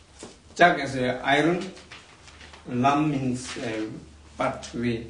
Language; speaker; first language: English; non-native, learner; Tibetan